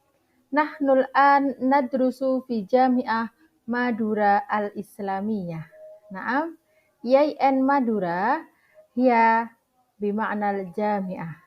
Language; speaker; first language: Arabic; non-native, fluent; Indonesian